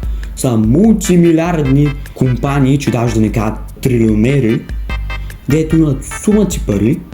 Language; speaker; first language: Bulgarian; native; Bulgarian